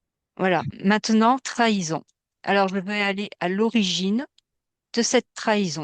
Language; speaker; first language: French; native; French